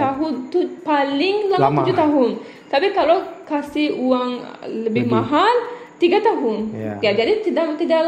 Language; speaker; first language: Indonesian; non-native, learner; Turkish